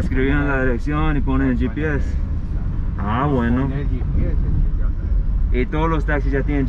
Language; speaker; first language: Spanish; non-native, learner; English